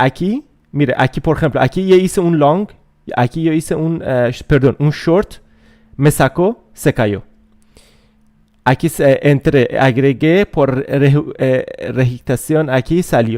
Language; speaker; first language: Spanish; non-native, fluent; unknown